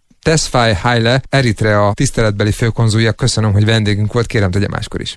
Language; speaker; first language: Hungarian; native; Hungarian